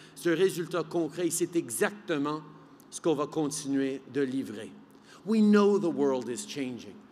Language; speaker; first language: French; early bilingual, heritage; French